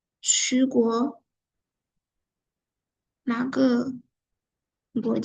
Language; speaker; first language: Chinese; non-native, fluent; Uzbek